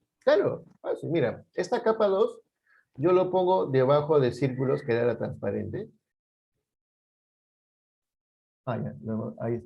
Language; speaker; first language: Spanish; native; Spanish